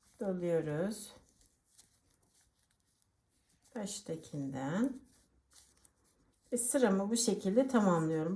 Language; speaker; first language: Turkish; native; Turkish